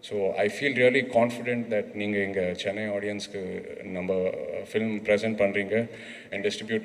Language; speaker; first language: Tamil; non-native, local second language; Telugu